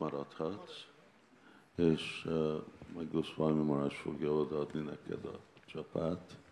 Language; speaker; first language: Hungarian; non-native, learner; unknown